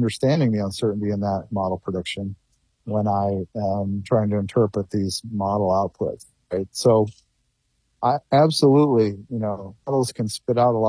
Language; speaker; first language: English; native; English